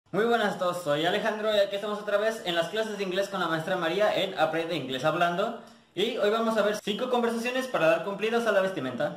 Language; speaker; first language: Spanish; native; Spanish